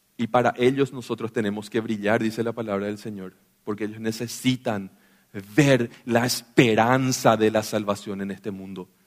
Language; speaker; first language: Spanish; native; Spanish